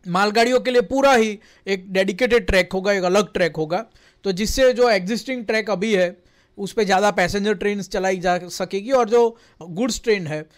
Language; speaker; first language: Hindi; non-native, local second language; Gujarati